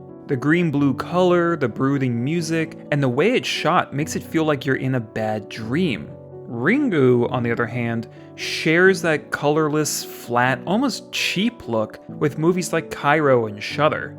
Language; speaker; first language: English; native; English